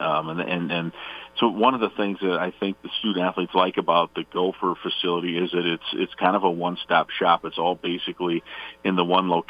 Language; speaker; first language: English; native; English